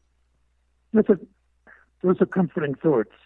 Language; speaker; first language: English; native; English